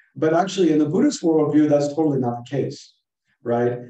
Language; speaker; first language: English; native; English